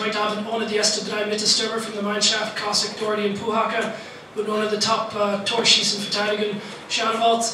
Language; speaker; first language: German; non-native, learner; English